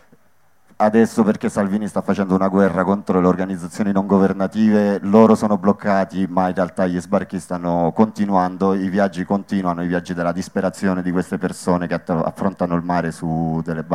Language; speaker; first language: Italian; native; Italian